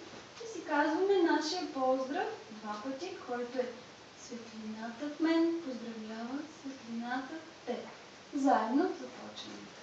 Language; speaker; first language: Bulgarian; native; Bulgarian